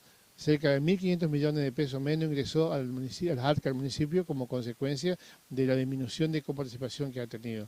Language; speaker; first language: Spanish; native; Spanish